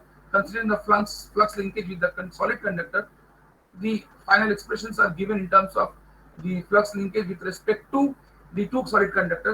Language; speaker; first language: English; non-native, local second language; Bangla